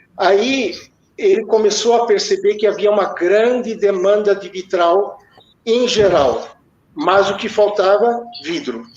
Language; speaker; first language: Portuguese; early bilingual, other home language; German